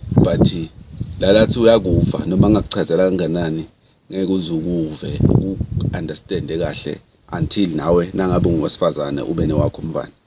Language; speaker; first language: Zulu; non-native, local second language; Swati